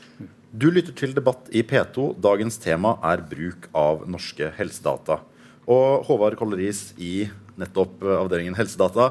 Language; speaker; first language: Norwegian; native; Norwegian